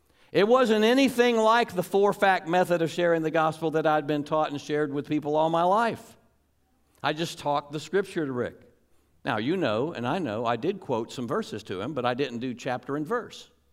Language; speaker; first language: English; native; English